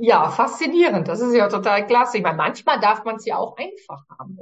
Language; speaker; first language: German; native; German